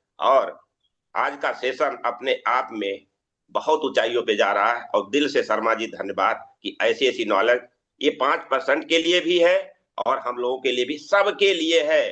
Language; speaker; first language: Hindi; native; Hindi